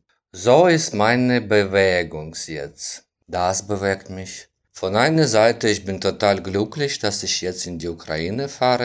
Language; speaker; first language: German; non-native, fluent; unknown